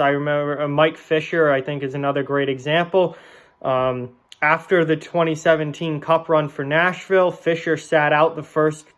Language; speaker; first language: English; native; English